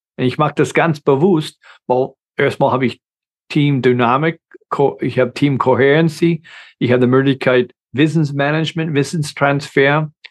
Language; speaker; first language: German; non-native, fluent; English